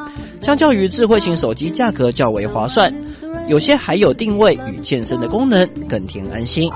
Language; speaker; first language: Chinese; native; Chinese